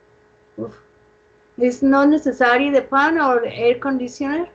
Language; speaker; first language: English; non-native, fluent; Spanish